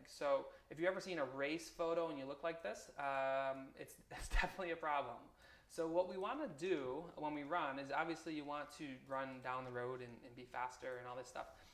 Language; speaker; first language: English; native; English